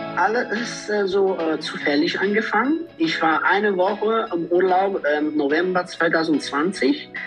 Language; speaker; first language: German; non-native, fluent; Italian